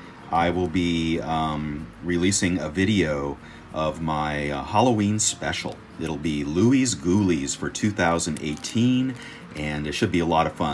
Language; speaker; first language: English; native; English